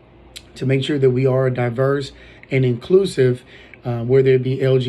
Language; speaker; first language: English; native; English